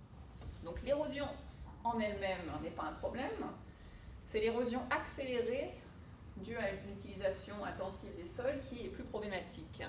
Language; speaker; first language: French; native; French